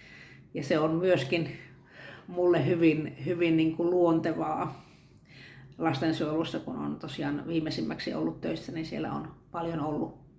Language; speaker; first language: Finnish; native; Finnish